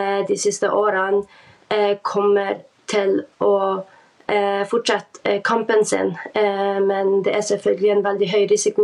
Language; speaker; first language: Norwegian; early bilingual, other home language; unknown